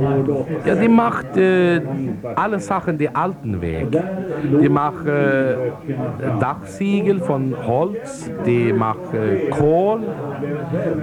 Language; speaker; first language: German; non-native, fluent; Swedish